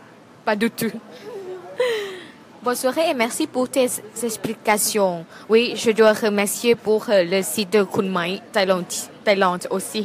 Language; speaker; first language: French; non-native, learner; Thai